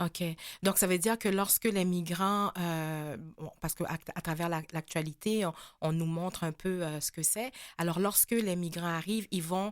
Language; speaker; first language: French; native; French